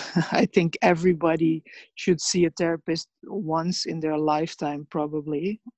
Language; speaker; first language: English; early bilingual, other home language; Bosnian